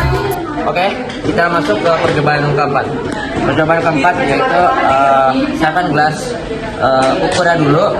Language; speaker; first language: Indonesian; native; Indonesian